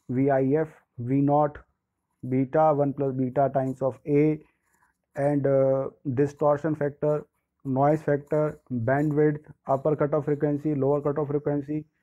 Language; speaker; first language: Hindi; native; Hindi